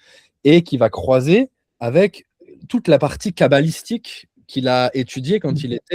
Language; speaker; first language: French; native; French